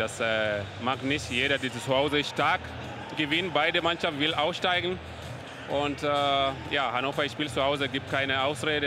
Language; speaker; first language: German; non-native, learner; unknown